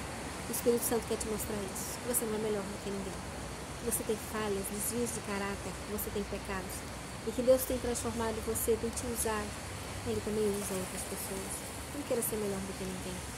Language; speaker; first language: Portuguese; native; Portuguese